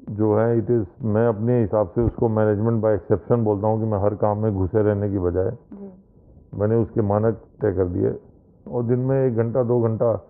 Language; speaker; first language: Hindi; native; Hindi